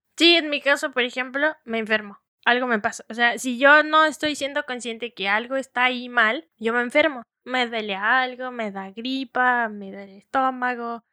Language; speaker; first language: Spanish; native; Spanish